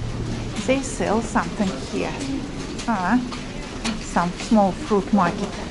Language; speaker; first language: English; non-native, learner; Russian